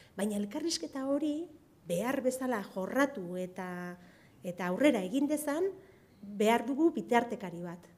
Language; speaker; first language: Basque; non-native, local second language; Spanish